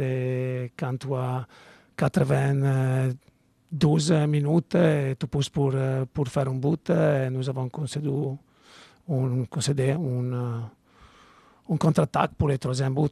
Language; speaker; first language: French; non-native, fluent; Italian